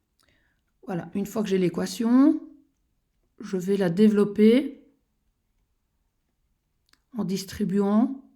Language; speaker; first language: French; native; French